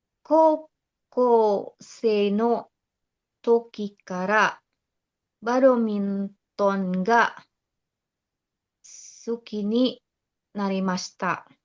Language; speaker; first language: Japanese; non-native, learner; Indonesian